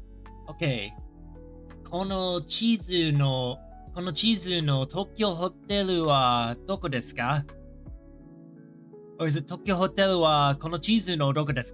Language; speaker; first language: Japanese; non-native, learner; English